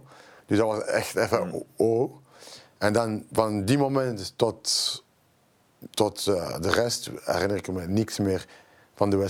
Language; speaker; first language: Dutch; non-native, local second language; French